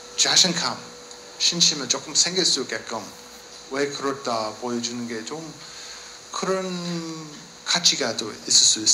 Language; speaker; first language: Korean; non-native, learner; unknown